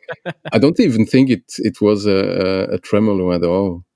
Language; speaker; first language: English; non-native, fluent; Portuguese